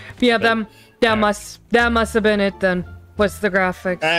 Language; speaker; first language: English; native; English